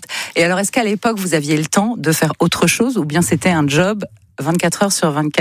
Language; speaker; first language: French; native; French